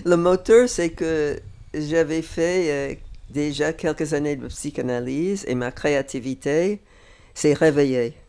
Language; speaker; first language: French; non-native, fluent; English